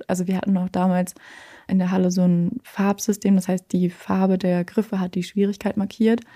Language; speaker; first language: German; native; German